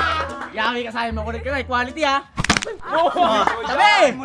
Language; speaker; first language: Filipino; native; Filipino